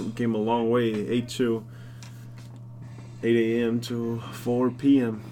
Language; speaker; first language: English; non-native, fluent; Danish